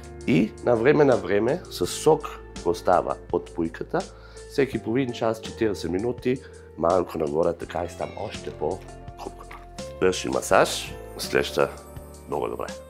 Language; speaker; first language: Bulgarian; non-native, fluent; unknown